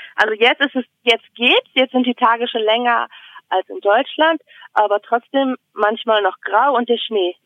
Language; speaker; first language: German; native; German